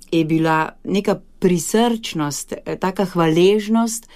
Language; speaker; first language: Slovenian; native; Slovenian